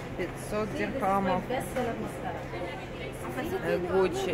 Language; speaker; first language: Russian; native; Russian